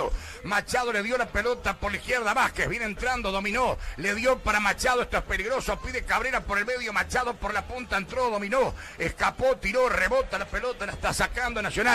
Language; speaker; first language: Spanish; native; Spanish